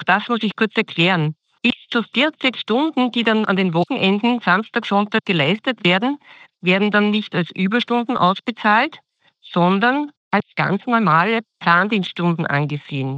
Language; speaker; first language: German; native; German